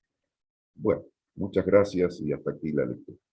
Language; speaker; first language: Spanish; native; Spanish